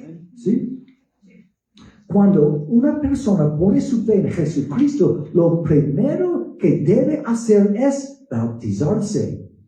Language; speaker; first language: Spanish; non-native, fluent; English